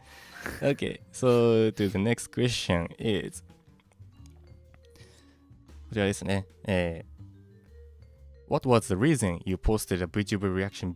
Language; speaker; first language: English; non-native, fluent; Japanese